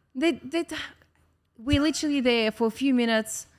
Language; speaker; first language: English; non-native, fluent; Russian